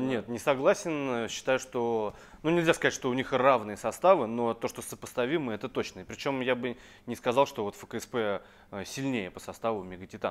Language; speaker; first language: Russian; native; Russian